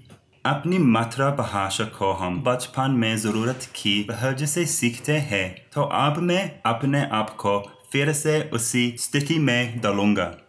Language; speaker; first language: Hindi; non-native, learner; English